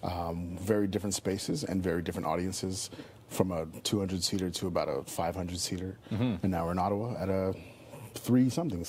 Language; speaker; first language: English; native; English